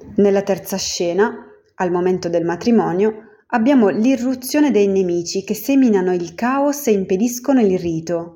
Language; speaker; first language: Italian; native; Italian